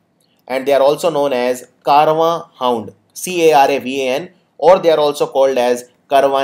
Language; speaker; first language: English; non-native, local second language; Hindi